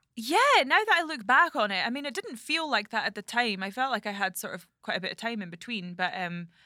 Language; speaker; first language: English; native; English